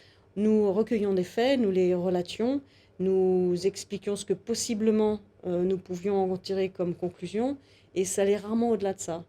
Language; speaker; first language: French; native; French